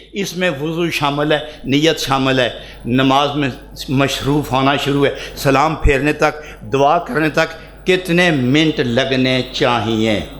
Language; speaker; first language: Urdu; non-native, local second language; Punjabi